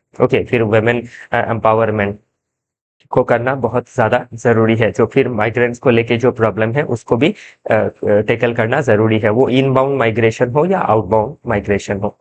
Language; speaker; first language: Hindi; non-native, local second language; Assamese